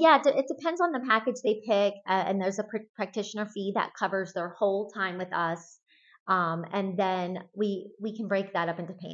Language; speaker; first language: English; native; English